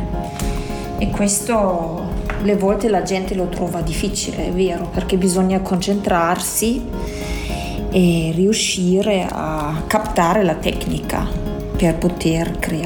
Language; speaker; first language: Italian; non-native, fluent; German